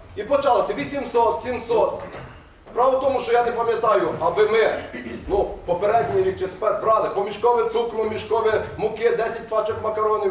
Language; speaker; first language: Ukrainian; native; Ukrainian